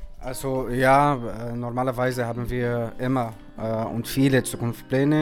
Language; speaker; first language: German; non-native, fluent; Arabic